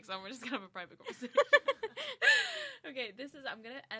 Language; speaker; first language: English; native; English